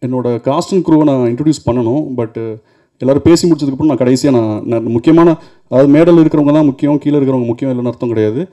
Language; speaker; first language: Tamil; native; Tamil